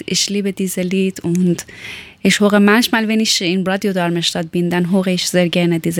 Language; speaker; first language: German; non-native, learner; Persian